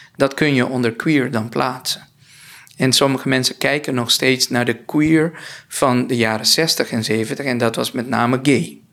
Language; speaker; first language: Dutch; non-native, local second language; Papiamento